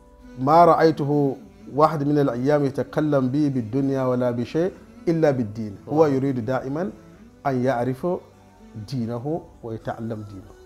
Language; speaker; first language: Arabic; non-native, fluent; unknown